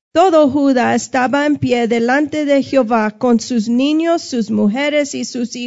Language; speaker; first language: Spanish; non-native, fluent; English